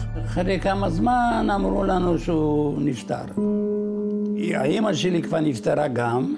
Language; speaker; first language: Hebrew; non-native, fluent; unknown